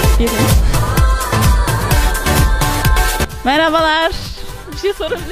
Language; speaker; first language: Turkish; native; Turkish